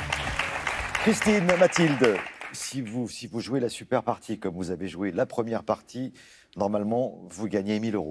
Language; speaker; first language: French; native; French